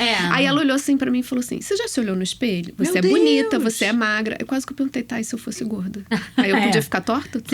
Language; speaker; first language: Portuguese; native; Portuguese